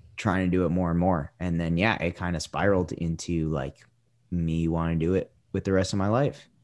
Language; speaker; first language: English; native; English